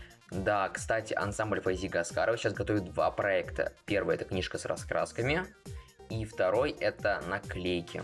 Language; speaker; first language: Russian; native; Russian